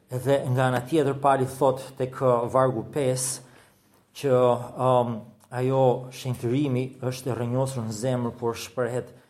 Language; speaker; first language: Albanian; native; Albanian